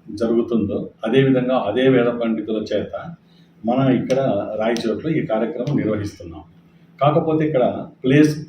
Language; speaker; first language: Telugu; native; Telugu